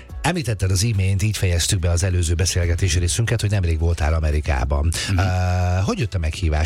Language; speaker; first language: Hungarian; native; Hungarian